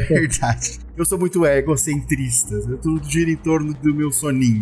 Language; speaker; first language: Portuguese; native; Portuguese